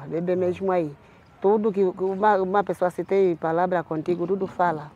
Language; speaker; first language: Portuguese; non-native, local second language; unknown